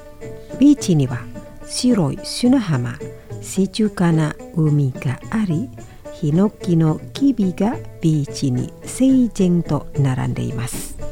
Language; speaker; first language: Japanese; non-native, fluent; Indonesian